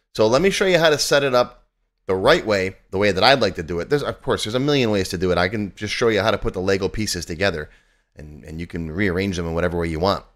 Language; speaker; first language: English; native; English